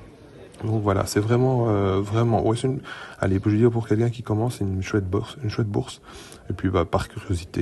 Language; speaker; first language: French; native; French